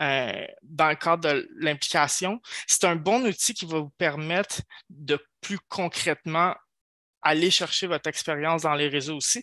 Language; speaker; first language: French; native; French